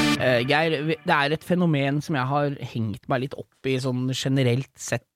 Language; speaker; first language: Norwegian; native; Norwegian